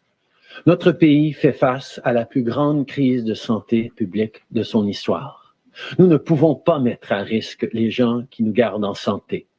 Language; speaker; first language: French; native; French